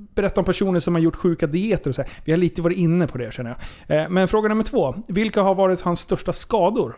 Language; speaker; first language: Swedish; native; Swedish